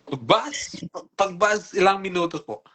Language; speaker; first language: Filipino; non-native, learner; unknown